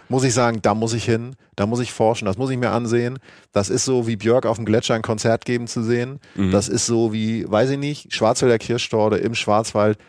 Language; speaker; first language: German; native; German